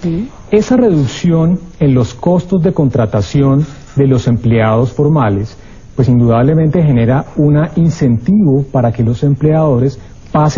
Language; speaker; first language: Spanish; native; Spanish